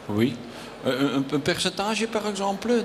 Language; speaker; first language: French; non-native, learner; Dutch